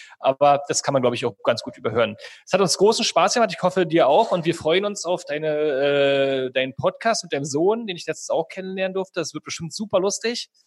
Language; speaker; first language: German; native; German